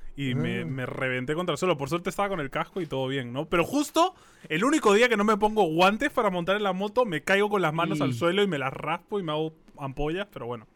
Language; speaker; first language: Spanish; native; Spanish